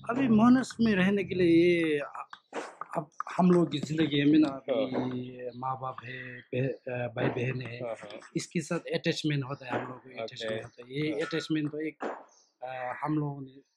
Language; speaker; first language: Hindi; non-native, fluent; Tibetan